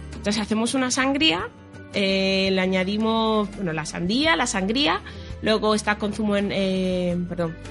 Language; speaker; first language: Spanish; native; Spanish